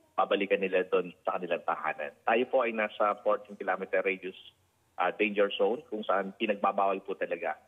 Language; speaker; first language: Filipino; native; Filipino